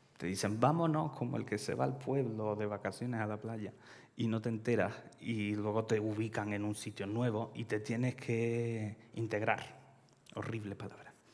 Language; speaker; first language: Spanish; early bilingual, other home language; Ukrainian